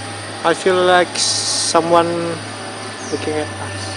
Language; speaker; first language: English; non-native, learner; Indonesian